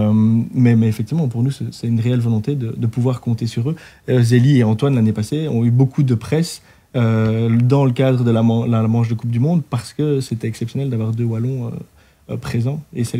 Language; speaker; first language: French; native; French